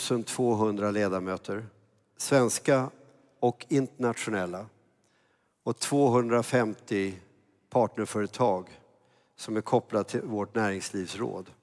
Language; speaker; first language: Swedish; native; Swedish